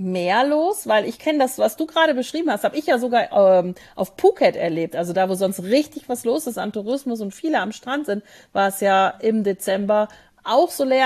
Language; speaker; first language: German; native; German